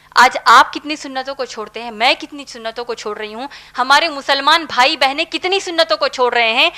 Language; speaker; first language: Urdu; native; Urdu